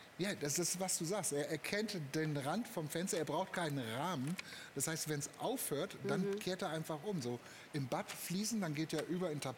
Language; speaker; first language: German; native; German